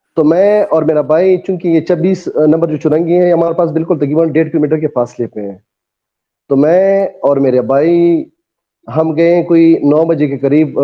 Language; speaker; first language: Urdu; non-native, local second language; Pashto